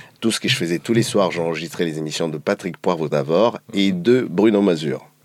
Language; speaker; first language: French; non-native, fluent; Portuguese